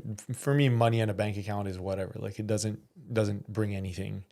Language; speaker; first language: English; native; English